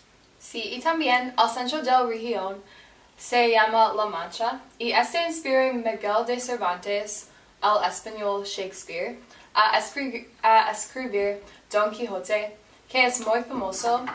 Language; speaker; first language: Spanish; non-native, learner; English